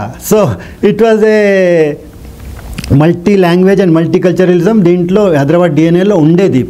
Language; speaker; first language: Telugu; non-native, local second language; Rajasthani